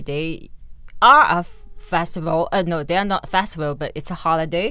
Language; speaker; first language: English; non-native, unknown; Chinese